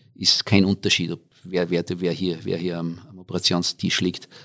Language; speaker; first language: German; native; German